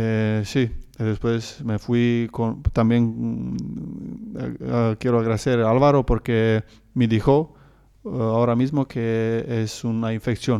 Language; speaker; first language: Spanish; non-native, learner; Croatian